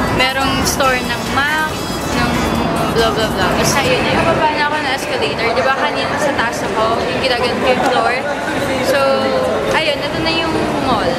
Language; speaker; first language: Filipino; native; Filipino